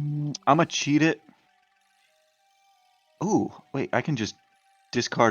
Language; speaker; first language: English; native; English